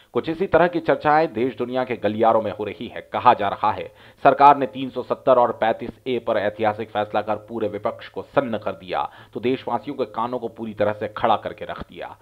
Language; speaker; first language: Hindi; native; Hindi